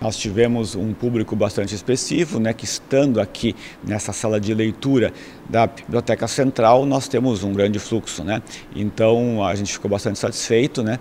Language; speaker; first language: Portuguese; native; Portuguese